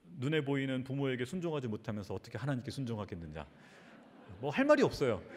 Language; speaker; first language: Korean; native; Korean